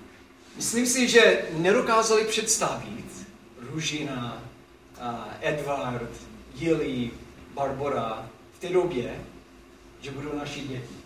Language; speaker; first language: Czech; non-native, fluent; English